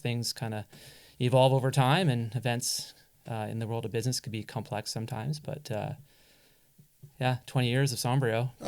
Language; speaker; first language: English; native; English